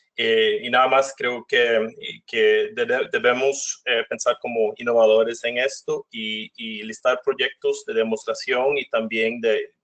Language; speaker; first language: Spanish; non-native, fluent; Norwegian